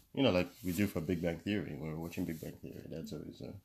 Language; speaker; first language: English; non-native, local second language; Yoruba